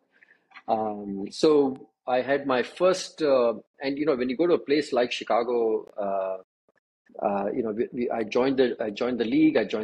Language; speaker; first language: English; non-native, local second language; Kannada